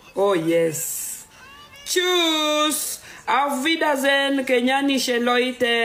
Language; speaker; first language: German; non-native, learner; Swahili